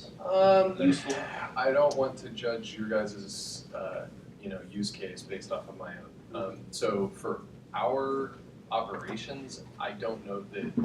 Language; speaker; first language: English; native; English